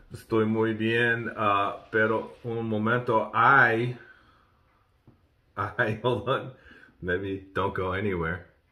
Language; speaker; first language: Spanish; non-native, learner; English